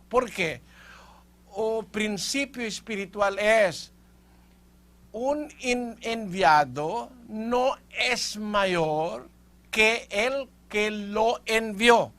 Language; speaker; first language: Spanish; non-native, fluent; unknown